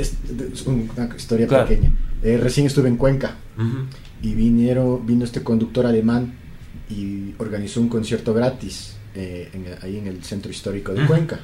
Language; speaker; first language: Spanish; native; Spanish